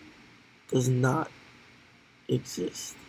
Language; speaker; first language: English; native; English